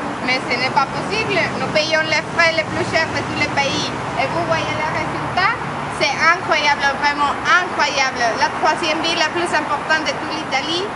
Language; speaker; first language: French; non-native, learner; Spanish